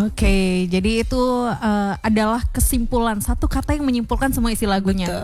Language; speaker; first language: Indonesian; native; Indonesian